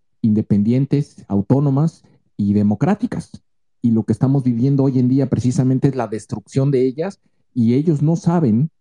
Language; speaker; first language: Spanish; native; Spanish